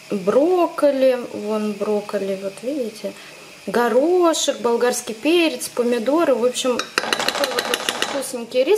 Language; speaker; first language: Russian; native; Russian